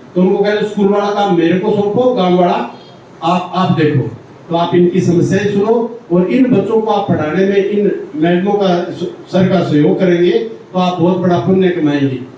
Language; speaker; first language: Hindi; native; Hindi